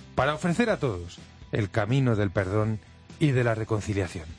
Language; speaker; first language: Spanish; native; Spanish